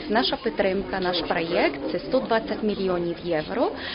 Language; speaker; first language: Ukrainian; non-native, learner; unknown